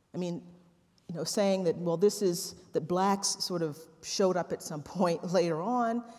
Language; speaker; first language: English; native; English